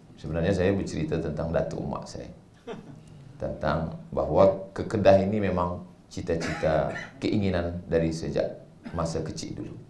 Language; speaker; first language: Malay; native; Malay